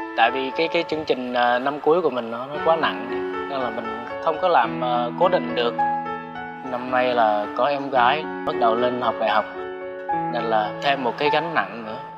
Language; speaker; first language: Vietnamese; non-native, local second language; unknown